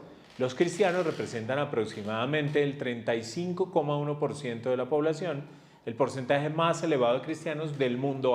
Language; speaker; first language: Spanish; native; Spanish